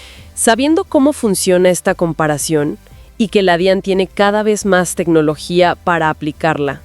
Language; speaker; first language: Spanish; native; Spanish